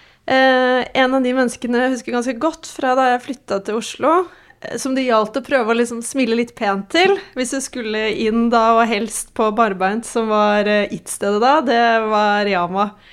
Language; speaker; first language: Norwegian; native; Norwegian